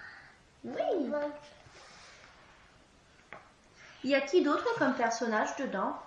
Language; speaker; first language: French; native; French